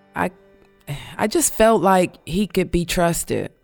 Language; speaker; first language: English; native; English